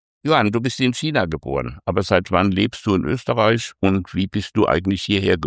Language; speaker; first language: German; native; German